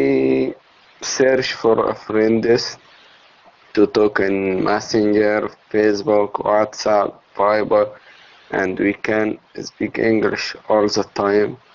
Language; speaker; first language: English; non-native, learner; Arabic